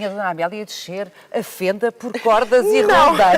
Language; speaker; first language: Portuguese; native; Portuguese